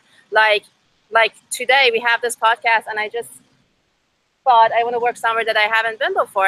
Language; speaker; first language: English; non-native, fluent; Persian